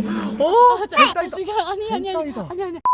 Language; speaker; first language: Korean; non-native, learner; Japanese